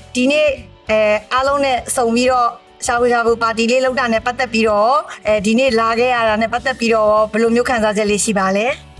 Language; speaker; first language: Burmese; native; Burmese